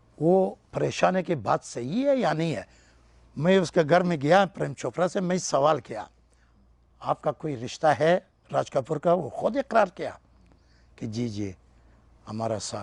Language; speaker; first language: Hindi; non-native, learner; Persian